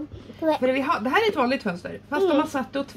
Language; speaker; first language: Swedish; native; Swedish